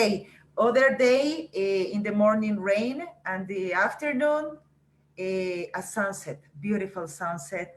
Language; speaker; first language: English; non-native, learner; Spanish